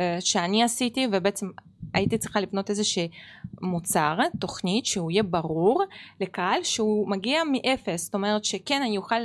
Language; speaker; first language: Hebrew; non-native, fluent; Russian